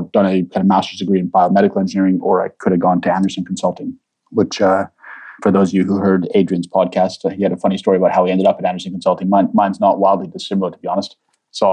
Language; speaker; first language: English; native; English